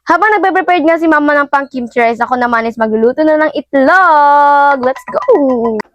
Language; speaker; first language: Filipino; native; Filipino